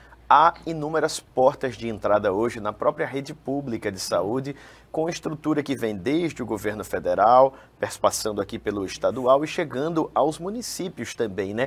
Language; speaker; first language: Portuguese; native; Portuguese